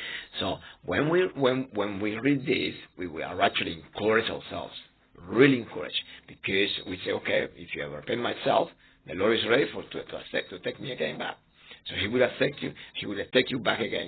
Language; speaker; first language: English; non-native, fluent; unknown